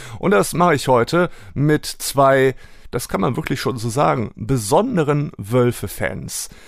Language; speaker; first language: German; native; German